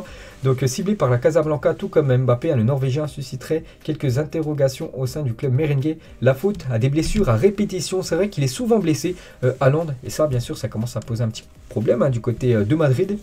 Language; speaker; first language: French; native; French